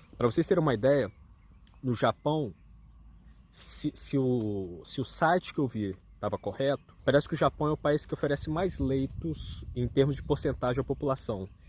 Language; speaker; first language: Portuguese; native; Portuguese